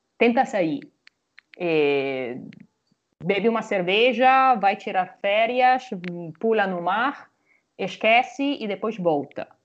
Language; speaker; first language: Portuguese; non-native, fluent; Italian